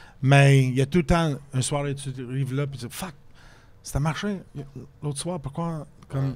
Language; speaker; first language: French; non-native, fluent; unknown